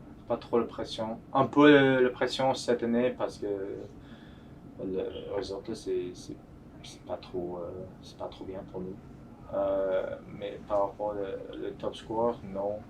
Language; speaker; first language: French; non-native, fluent; English